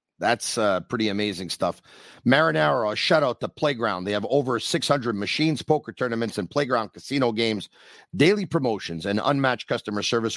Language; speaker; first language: English; native; English